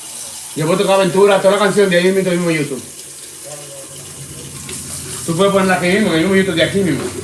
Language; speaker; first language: Spanish; early bilingual, other home language; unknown